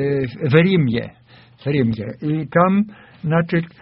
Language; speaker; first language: Russian; non-native, fluent; German